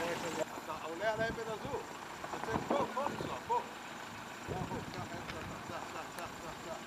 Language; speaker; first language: Hebrew; native; Hebrew